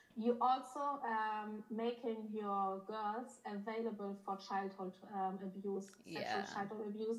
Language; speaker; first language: English; early bilingual, other home language; Polish